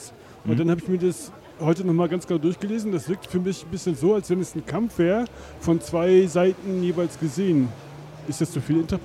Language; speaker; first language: German; native; German